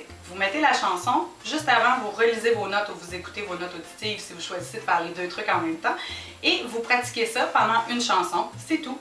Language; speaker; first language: French; native; French